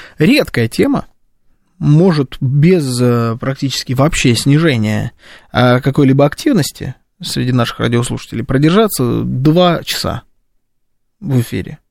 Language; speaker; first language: Russian; native; Russian